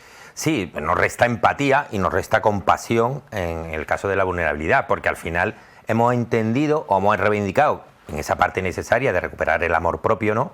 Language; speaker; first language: Spanish; native; Spanish